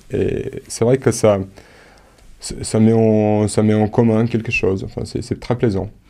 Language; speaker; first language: French; non-native, fluent; Romanian